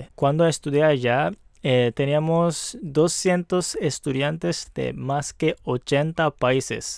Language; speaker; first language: Spanish; non-native, fluent; Japanese